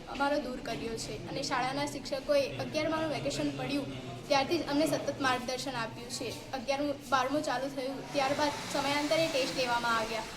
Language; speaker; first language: Gujarati; native; Gujarati